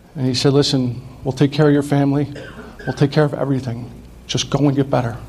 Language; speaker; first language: English; native; English